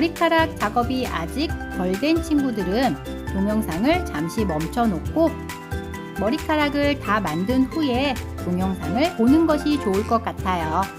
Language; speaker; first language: Korean; native; Korean